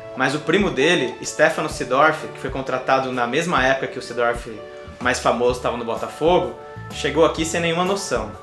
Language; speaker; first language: Portuguese; native; Portuguese